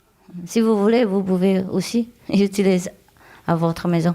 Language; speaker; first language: French; non-native, learner; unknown